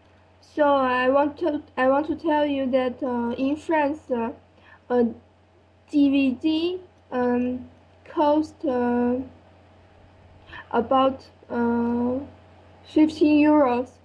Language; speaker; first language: English; non-native, learner; French